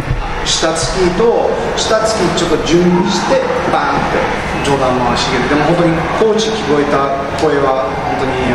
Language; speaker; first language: Japanese; non-native, learner; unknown